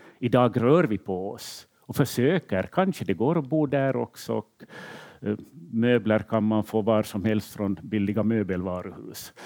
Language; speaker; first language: Swedish; native; Swedish